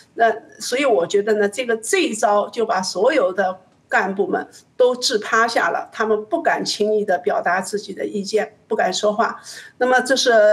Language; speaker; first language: Chinese; native; Chinese